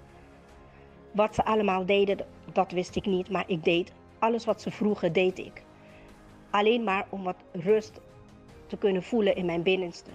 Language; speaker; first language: Dutch; native; Dutch